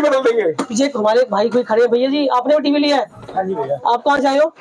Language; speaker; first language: Hindi; native; Hindi